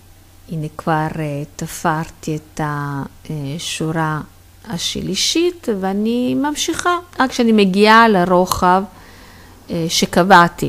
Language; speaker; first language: Hebrew; non-native, fluent; Italian